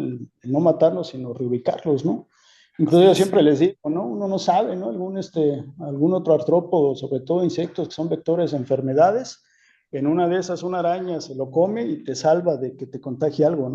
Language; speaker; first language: Spanish; native; Spanish